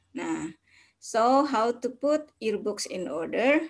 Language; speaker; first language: English; non-native, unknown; Indonesian